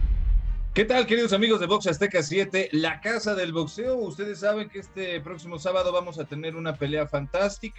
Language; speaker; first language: Spanish; native; Spanish